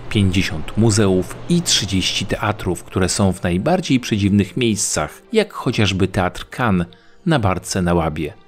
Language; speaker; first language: Polish; native; Polish